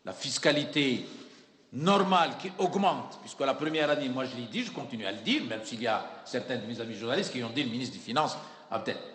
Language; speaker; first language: French; non-native, local second language; Arabic